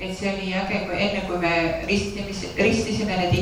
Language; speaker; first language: Finnish; non-native, learner; Estonian